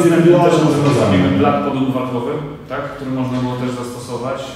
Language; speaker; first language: Polish; native; Polish